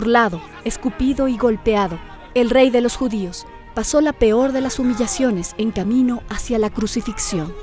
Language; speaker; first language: Spanish; native; Spanish